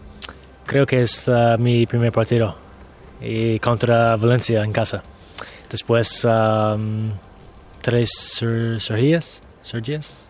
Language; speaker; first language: Spanish; non-native, learner; English